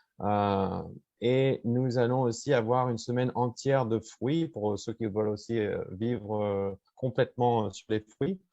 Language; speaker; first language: French; native; French